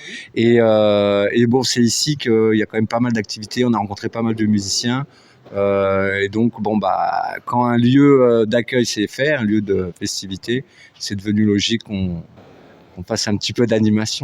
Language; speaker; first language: French; native; French